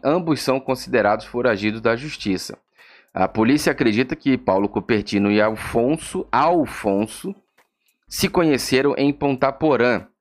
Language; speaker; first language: Portuguese; native; Portuguese